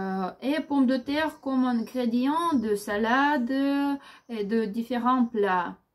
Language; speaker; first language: French; non-native, learner; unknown